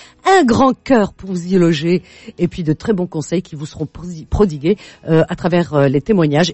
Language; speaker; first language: French; native; French